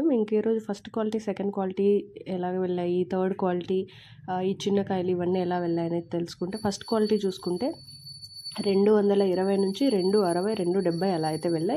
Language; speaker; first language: Telugu; native; Telugu